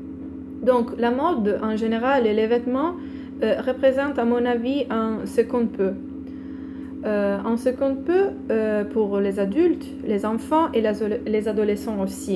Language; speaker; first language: French; non-native, fluent; Italian